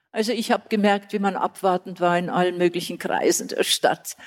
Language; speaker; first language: German; native; German